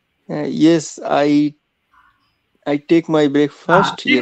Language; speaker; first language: English; non-native, learner; Bangla